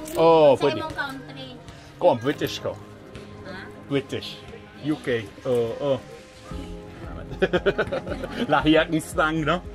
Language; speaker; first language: Cebuano; non-native, learner; English